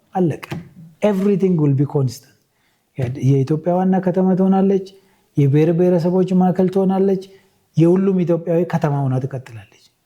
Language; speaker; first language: Amharic; non-native, local second language; Oromo